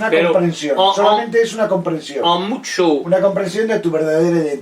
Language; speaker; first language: Spanish; native; Spanish